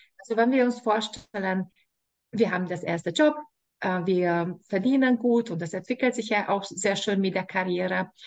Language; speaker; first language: German; non-native, fluent; Hungarian